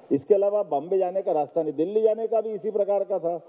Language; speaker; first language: Hindi; native; Hindi